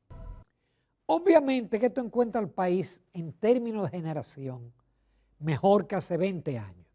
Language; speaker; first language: Spanish; native; Spanish